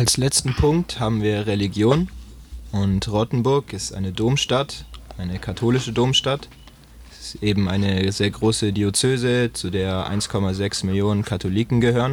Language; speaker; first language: German; native; German